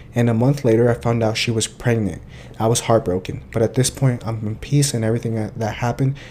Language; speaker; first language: English; early bilingual, other home language; Spanish